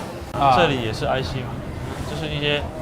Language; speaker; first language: Chinese; native; Chinese